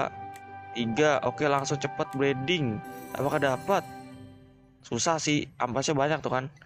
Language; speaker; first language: Indonesian; native; Indonesian